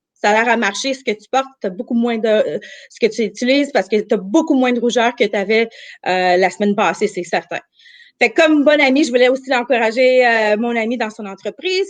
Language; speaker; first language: French; early bilingual, other home language; Armenian